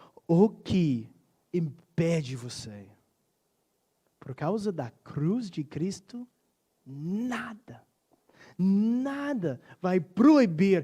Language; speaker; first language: Portuguese; non-native, fluent; English